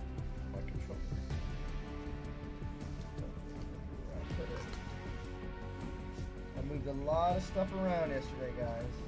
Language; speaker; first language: English; native; English